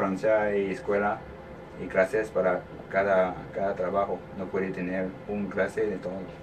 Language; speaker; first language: Spanish; non-native, learner; French